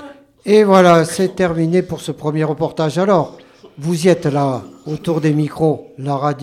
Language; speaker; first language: French; native; French